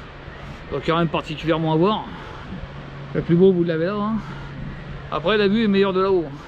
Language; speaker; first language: French; native; French